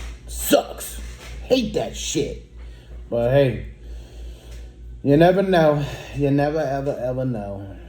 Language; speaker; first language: English; native; English